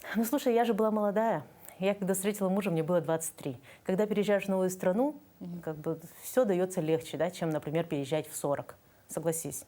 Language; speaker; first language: Russian; native; Russian